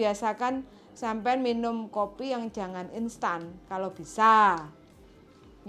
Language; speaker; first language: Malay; non-native, local second language; Javanese